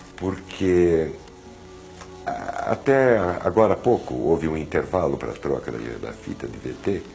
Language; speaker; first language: Portuguese; early bilingual, other home language; German